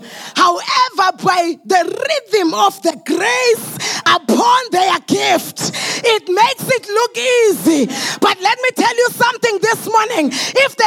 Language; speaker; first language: English; non-native, local second language; Zulu